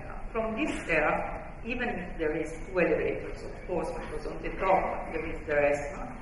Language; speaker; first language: English; non-native, fluent; Italian